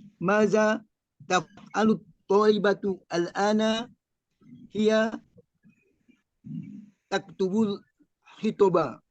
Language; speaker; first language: Arabic; non-native, learner; Indonesian